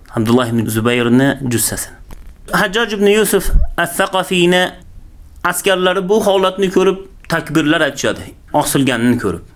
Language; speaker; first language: Uzbek; native; Uzbek